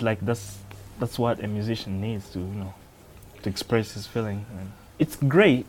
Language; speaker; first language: English; non-native, learner; French